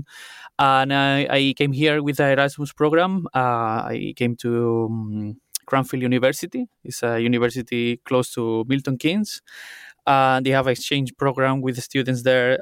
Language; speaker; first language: English; non-native, fluent; Spanish